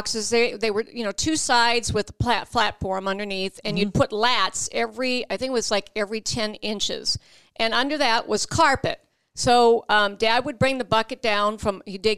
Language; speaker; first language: English; native; English